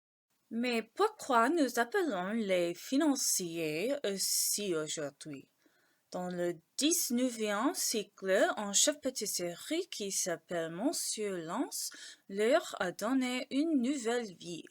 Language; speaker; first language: French; non-native, learner; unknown